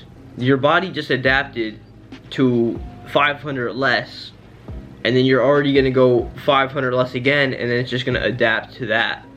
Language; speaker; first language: English; native; English